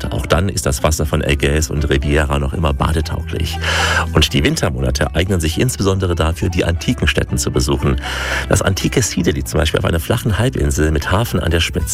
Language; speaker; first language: German; native; German